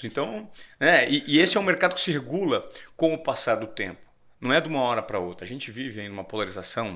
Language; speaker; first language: Portuguese; native; Portuguese